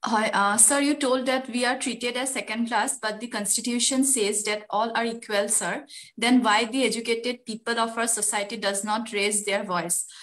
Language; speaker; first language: English; non-native, local second language; Assamese